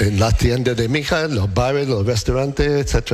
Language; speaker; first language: Spanish; non-native, learner; English